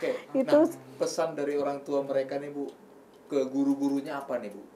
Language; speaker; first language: Indonesian; native; Indonesian